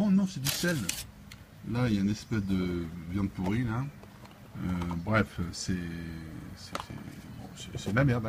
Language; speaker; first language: French; native; French